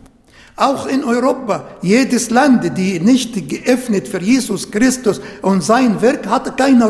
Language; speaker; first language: German; non-native, fluent; Arabic